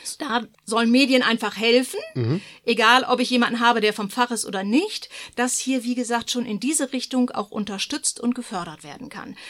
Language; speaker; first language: German; native; German